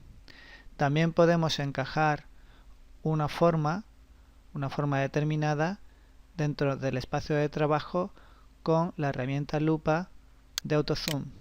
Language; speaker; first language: Spanish; native; Spanish